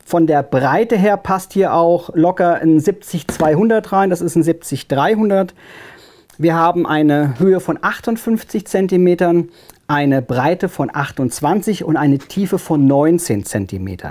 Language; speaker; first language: German; native; German